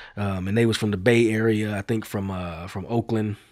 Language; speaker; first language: English; native; English